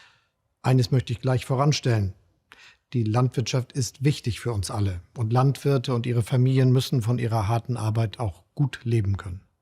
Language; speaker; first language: German; native; German